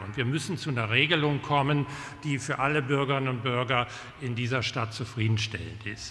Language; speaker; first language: German; native; German